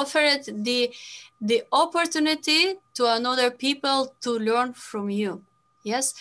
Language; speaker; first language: English; non-native, fluent; Romanian